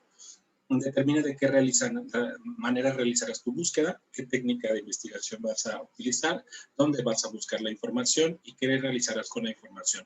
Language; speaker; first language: Spanish; native; Spanish